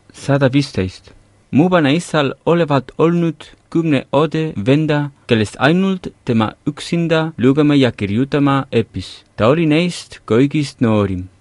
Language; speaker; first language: Estonian; non-native, fluent; Spanish